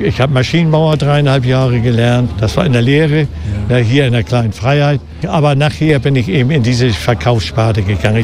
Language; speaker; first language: German; native; German